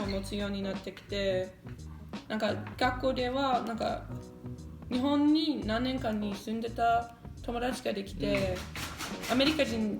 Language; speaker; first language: Japanese; non-native, fluent; English